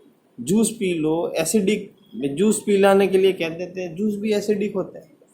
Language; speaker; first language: Hindi; native; Hindi